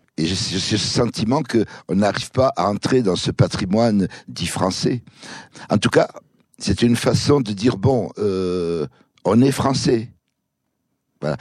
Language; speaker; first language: French; early bilingual, other home language; Kabyle